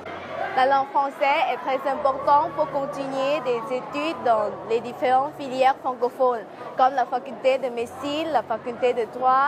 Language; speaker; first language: French; non-native, fluent; Lao